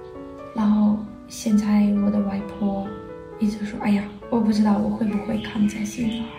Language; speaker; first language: Chinese; non-native, learner; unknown